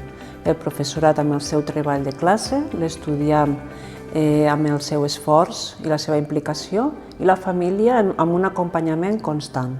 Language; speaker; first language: Catalan; native; Catalan